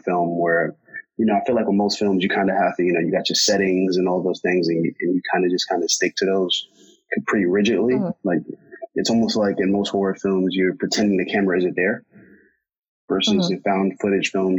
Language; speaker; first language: English; native; English